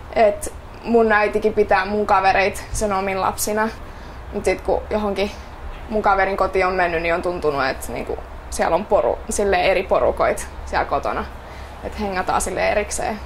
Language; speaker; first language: Finnish; early bilingual, other home language; Estonian